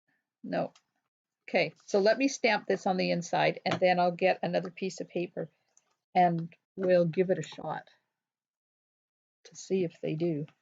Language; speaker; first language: English; native; English